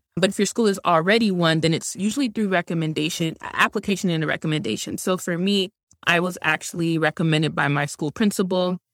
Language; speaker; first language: English; early bilingual, other home language; Haitian Creole